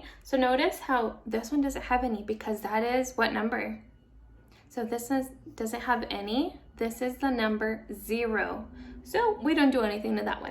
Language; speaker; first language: English; native; English